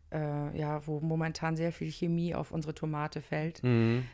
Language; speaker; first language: German; native; German